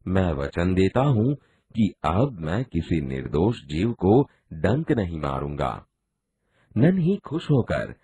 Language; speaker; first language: Hindi; non-native, local second language; Gujarati